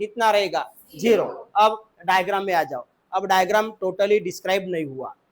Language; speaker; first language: Hindi; non-native, local second language; Marathi